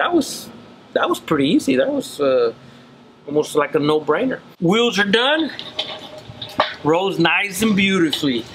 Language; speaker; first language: English; native; English